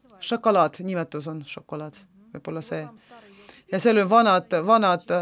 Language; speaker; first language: Estonian; non-native, local second language; Russian